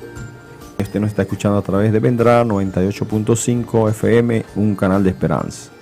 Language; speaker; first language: Spanish; native; Spanish